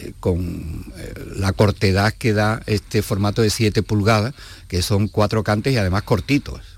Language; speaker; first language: Spanish; native; Spanish